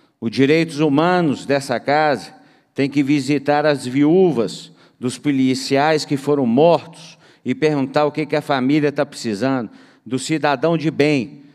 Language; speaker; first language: Portuguese; native; Portuguese